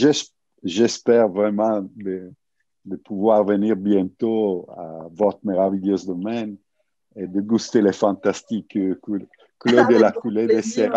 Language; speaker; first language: French; non-native, learner; Italian